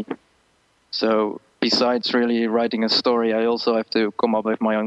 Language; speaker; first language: English; non-native, fluent; Dutch